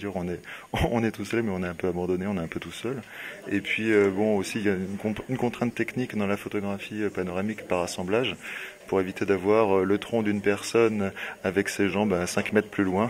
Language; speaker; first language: French; native; French